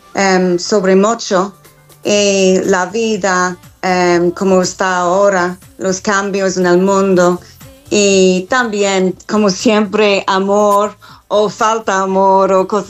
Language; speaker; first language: Spanish; non-native, learner; English